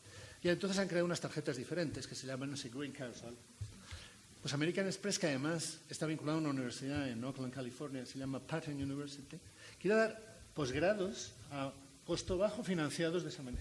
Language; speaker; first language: Spanish; native; Spanish